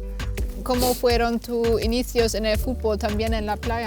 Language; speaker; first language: Spanish; non-native, fluent; German